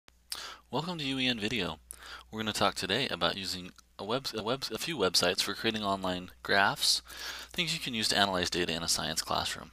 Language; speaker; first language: English; native; English